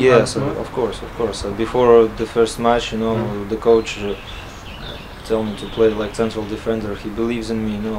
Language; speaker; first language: English; non-native, learner; Latvian